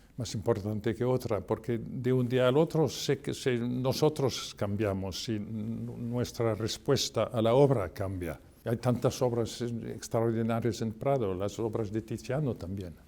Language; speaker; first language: Spanish; non-native, fluent; French